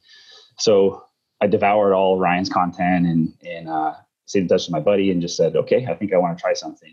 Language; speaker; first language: English; native; English